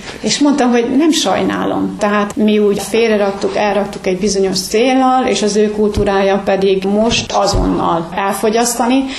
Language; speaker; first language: Hungarian; native; Hungarian